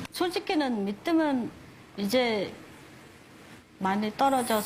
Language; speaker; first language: Korean; non-native, learner; Vietnamese